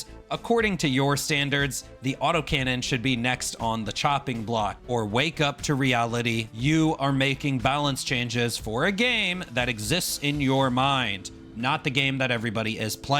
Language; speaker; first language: English; native; English